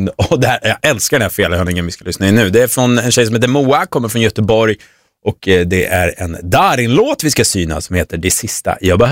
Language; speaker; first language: Swedish; native; Swedish